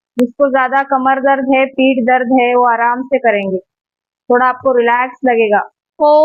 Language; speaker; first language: Hindi; non-native, local second language; Marathi